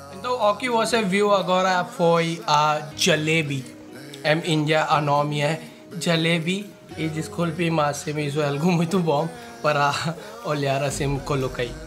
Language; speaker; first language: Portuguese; non-native, learner; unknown